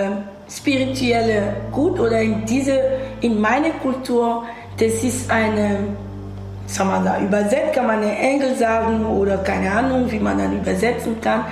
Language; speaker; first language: German; non-native, fluent; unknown